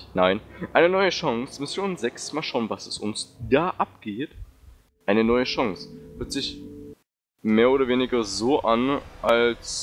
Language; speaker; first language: German; native; German